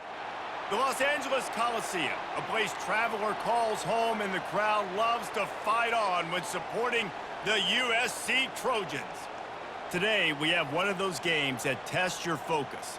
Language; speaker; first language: English; native; English